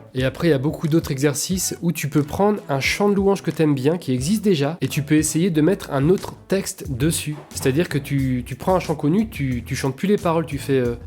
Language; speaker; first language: French; native; French